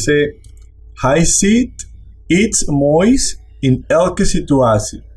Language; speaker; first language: Dutch; non-native, learner; Spanish